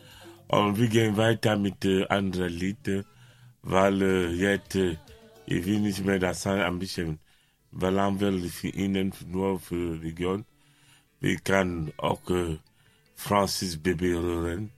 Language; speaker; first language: German; non-native, learner; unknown